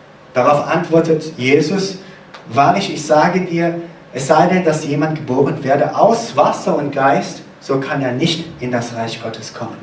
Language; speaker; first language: German; non-native, fluent; Korean